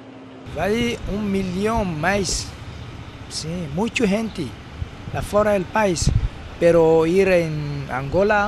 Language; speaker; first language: Spanish; non-native, learner; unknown